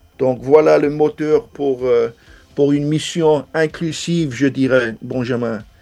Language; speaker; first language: French; non-native, fluent; English